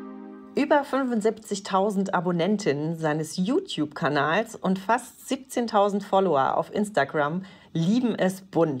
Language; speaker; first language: German; native; German